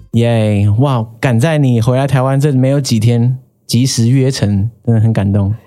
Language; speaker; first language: Chinese; native; Chinese